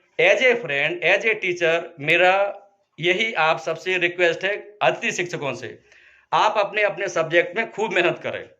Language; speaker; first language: Hindi; native; Hindi